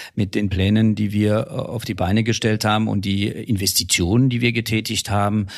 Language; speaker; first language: German; non-native, fluent; French